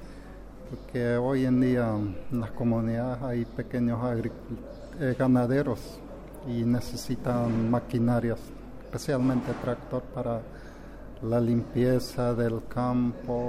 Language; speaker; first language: Spanish; non-native, local second language; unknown